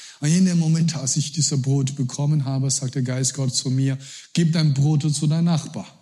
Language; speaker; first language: German; non-native, learner; Chinese